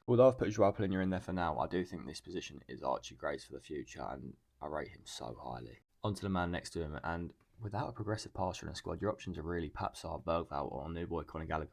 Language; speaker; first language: English; native; English